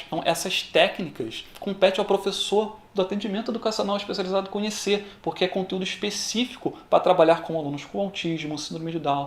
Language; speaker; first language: Portuguese; native; Portuguese